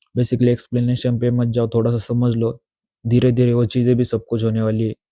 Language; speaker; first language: Hindi; non-native, local second language; Marathi